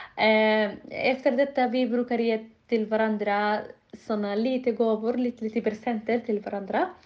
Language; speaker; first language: Swedish; non-native, learner; Somali